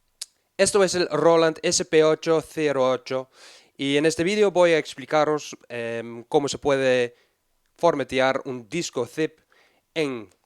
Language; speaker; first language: Spanish; non-native, fluent; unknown